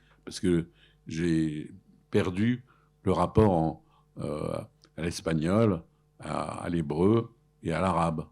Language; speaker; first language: French; early bilingual, other home language; Arabic